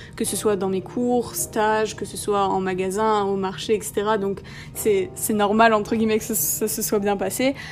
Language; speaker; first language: French; native; French